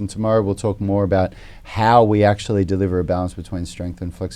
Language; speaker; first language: English; native; English